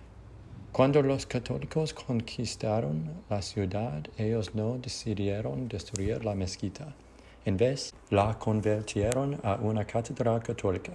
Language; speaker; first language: Spanish; non-native, learner; English